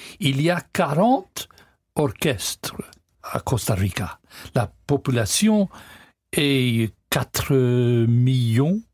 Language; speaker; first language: French; non-native, learner; English